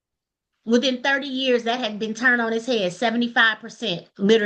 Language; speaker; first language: English; native; English